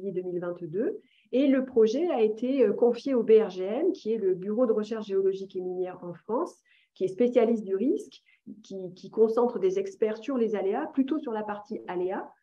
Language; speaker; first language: French; native; French